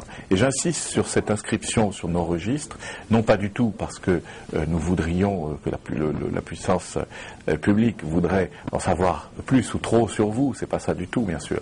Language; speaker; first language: French; native; French